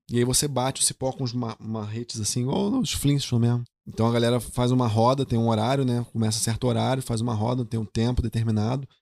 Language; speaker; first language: Portuguese; native; Portuguese